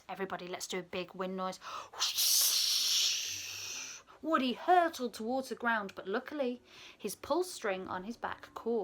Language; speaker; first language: English; native; English